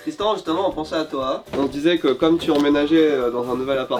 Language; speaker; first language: French; native; French